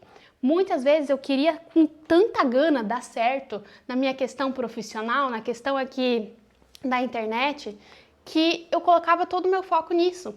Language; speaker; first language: Portuguese; native; Portuguese